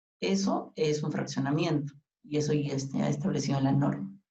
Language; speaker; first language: Spanish; native; Spanish